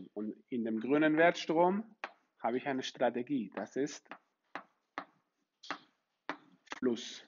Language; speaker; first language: German; non-native, fluent; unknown